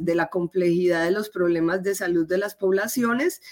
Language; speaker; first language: Spanish; native; Spanish